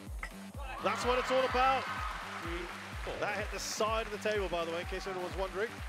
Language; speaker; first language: English; native; English